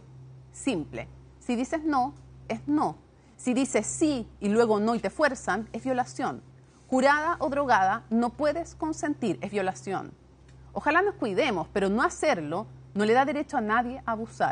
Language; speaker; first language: Spanish; native; Spanish